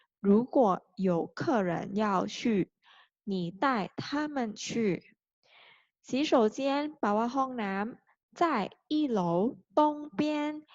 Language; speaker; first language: Chinese; non-native, fluent; Thai